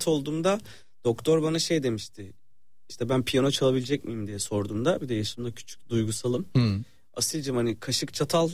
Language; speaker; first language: Turkish; native; Turkish